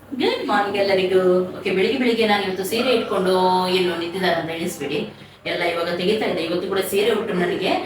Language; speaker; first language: Kannada; native; Kannada